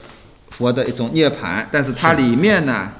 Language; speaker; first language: Chinese; native; Chinese